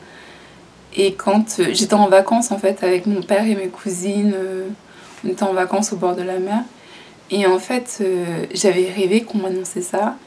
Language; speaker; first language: French; native; French